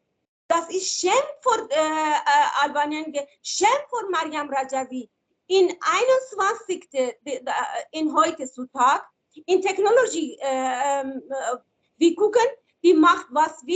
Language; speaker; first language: German; non-native, learner; Persian